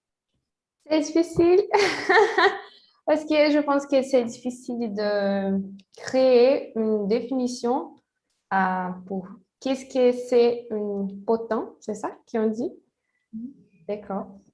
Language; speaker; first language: French; non-native, learner; Portuguese